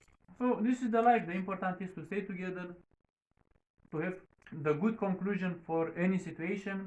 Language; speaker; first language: English; non-native, learner; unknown